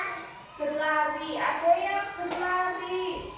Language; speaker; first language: Indonesian; native; Indonesian